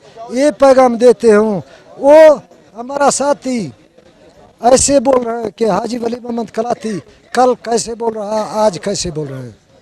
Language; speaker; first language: Hindi; non-native, local second language; Baluchi